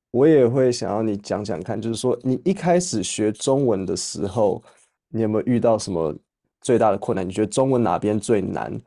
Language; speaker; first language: Chinese; native; Chinese